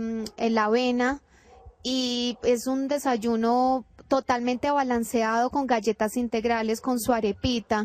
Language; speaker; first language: Spanish; native; Spanish